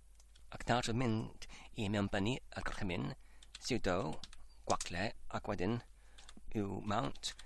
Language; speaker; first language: Welsh; non-native, learner; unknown